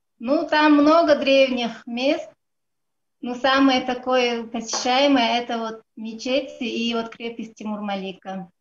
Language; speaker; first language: Russian; non-native, local second language; Tajik